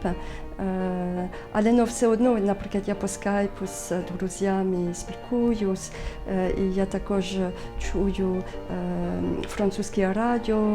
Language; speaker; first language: Ukrainian; non-native, learner; French